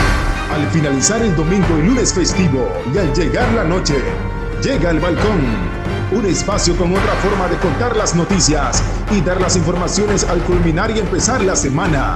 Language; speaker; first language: Spanish; native; Spanish